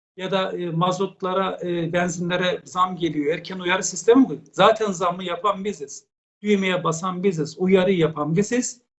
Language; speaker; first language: Turkish; native; Turkish